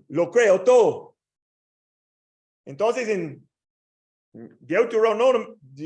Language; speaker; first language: Spanish; non-native, learner; English